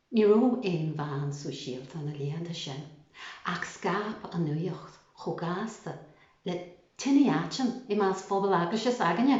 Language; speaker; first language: Irish; native; Irish